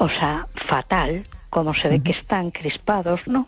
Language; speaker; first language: Spanish; native; Spanish